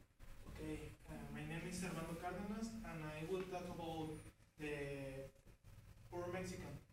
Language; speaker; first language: English; non-native, learner; Spanish